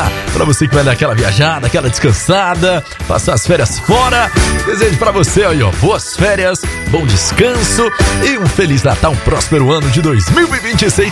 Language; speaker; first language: Portuguese; native; Portuguese